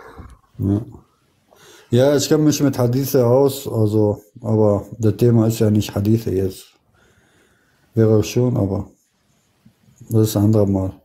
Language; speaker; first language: German; non-native, fluent; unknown